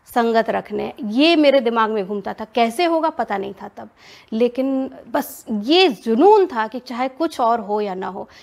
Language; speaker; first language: Hindi; native; Hindi